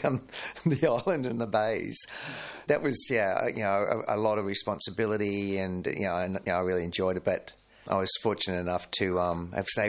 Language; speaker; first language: English; native; English